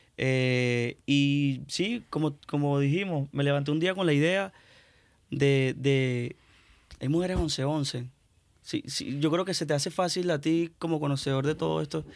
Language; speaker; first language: Spanish; native; Spanish